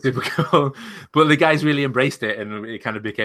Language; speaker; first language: English; native; English